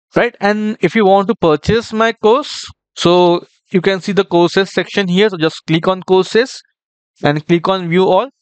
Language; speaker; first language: English; non-native, local second language; Marathi